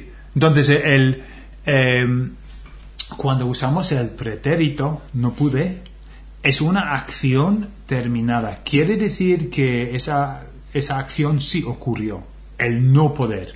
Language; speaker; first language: Spanish; non-native, fluent; English